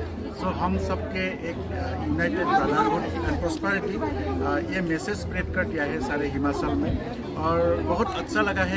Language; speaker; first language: Hindi; non-native, local second language; Assamese